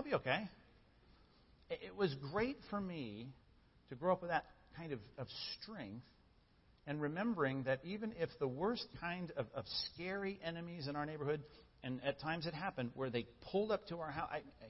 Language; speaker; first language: English; native; English